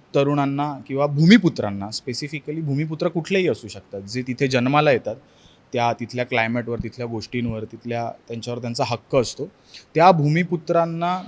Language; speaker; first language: Marathi; native; Marathi